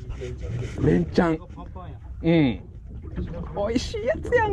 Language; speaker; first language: Japanese; native; Japanese